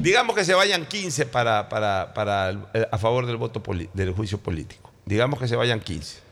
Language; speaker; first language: Spanish; native; Spanish